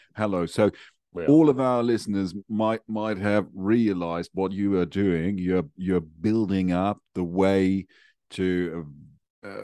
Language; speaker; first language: English; non-native, fluent; German